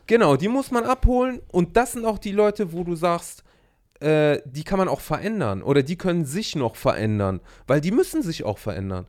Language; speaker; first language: German; native; German